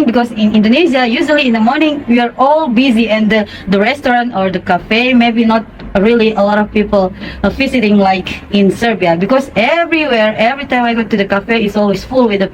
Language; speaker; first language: English; non-native, fluent; Indonesian